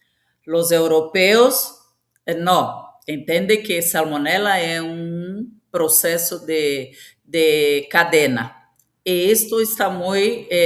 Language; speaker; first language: Spanish; non-native, fluent; Portuguese